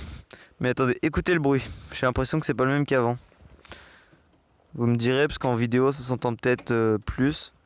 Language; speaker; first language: French; native; French